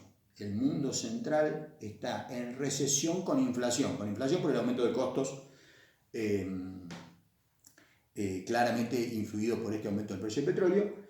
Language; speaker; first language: Spanish; native; Spanish